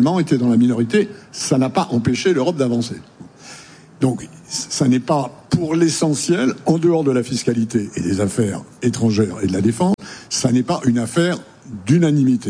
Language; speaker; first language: French; native; French